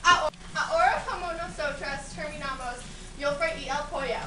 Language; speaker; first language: Spanish; non-native, learner; English